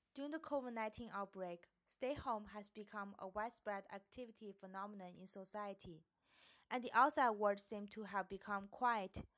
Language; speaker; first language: English; non-native, fluent; Chinese